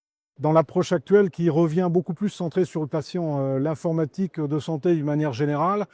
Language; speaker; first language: French; native; French